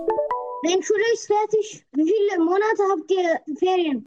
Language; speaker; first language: German; non-native, learner; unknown